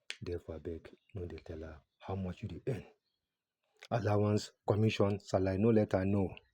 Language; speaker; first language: Nigerian Pidgin; non-native, local second language; Yoruba